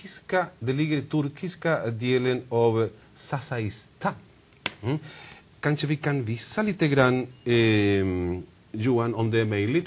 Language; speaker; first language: Swedish; non-native, fluent; Spanish